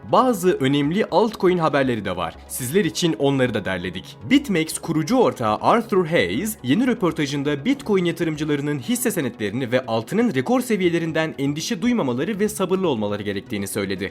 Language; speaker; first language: Turkish; native; Turkish